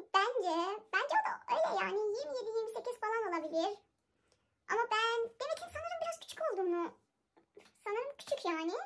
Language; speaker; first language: Turkish; non-native, fluent; Persian